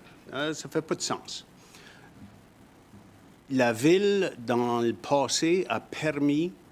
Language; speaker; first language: French; native; French